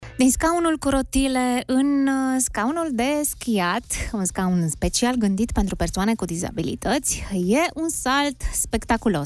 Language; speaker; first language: Romanian; native; Romanian